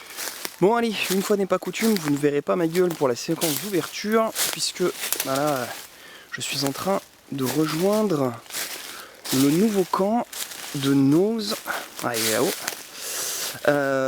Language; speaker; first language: French; native; French